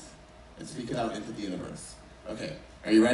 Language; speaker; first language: English; native; English